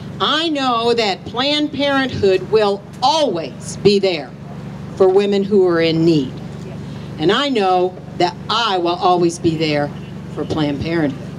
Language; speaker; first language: English; native; English